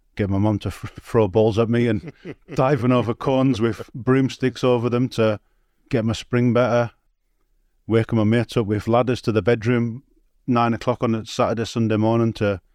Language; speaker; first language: English; native; English